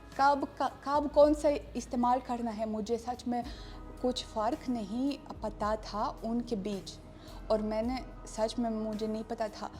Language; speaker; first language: Hindi; non-native, fluent; Russian